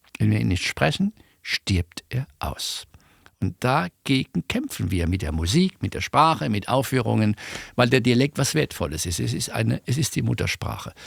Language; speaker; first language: German; native; German